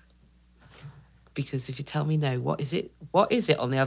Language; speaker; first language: English; native; English